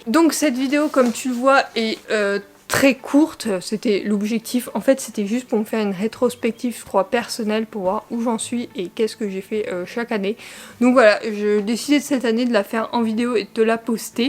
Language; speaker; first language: French; native; French